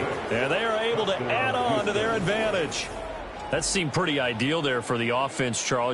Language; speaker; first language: English; native; English